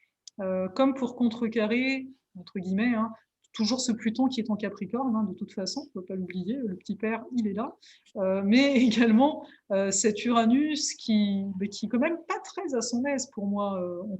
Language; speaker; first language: French; native; French